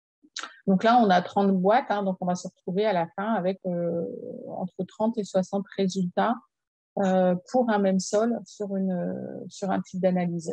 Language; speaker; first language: French; native; French